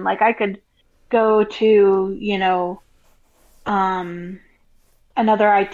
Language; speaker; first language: English; native; English